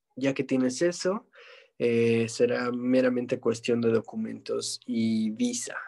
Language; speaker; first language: Spanish; native; Spanish